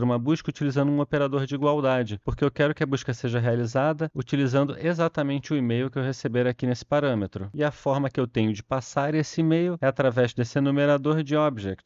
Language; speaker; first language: Portuguese; native; Portuguese